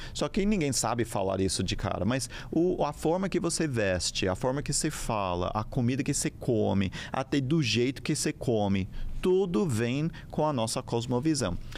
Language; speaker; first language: Portuguese; non-native, fluent; English